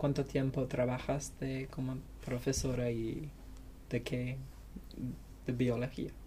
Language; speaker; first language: Spanish; non-native, learner; English